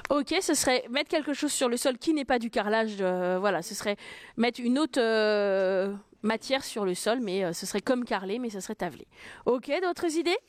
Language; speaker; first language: French; native; French